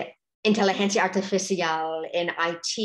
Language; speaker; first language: Spanish; non-native, fluent; English